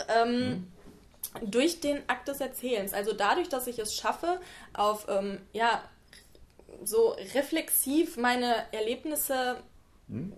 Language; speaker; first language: German; native; German